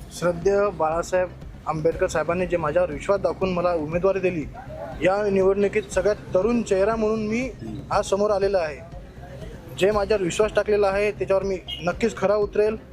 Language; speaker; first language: Marathi; native; Marathi